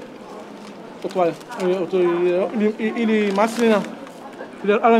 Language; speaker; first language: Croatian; non-native, learner; Italian